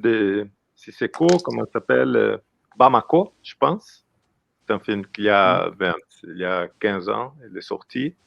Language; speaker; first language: French; non-native, fluent; Portuguese